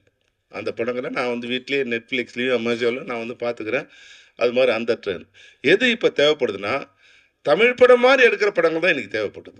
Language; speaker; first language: Tamil; native; Tamil